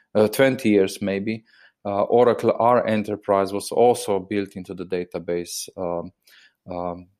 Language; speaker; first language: English; non-native, fluent; Slovenian